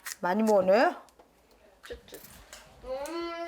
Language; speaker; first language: Korean; non-native, learner; Vietnamese